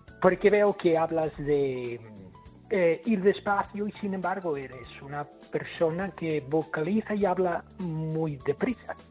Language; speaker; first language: Spanish; non-native, fluent; English